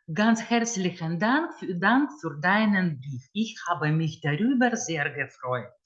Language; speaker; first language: German; non-native, fluent; Lithuanian